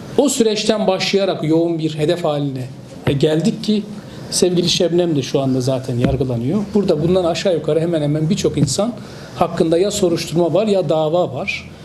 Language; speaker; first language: Turkish; native; Turkish